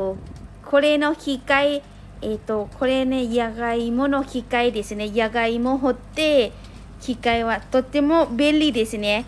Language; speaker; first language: Japanese; non-native, learner; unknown